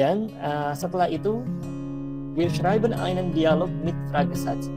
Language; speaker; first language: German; non-native, fluent; Indonesian